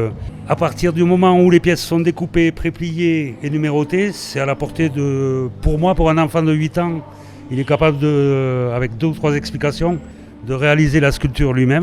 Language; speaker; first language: French; native; French